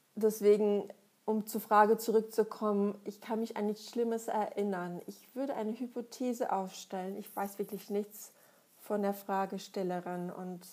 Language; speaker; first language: German; non-native, fluent; Russian